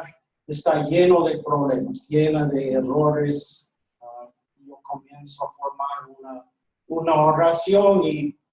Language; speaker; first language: Spanish; non-native, fluent; English